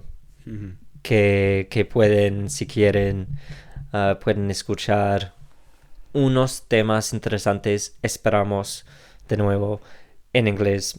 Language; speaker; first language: Spanish; non-native, fluent; English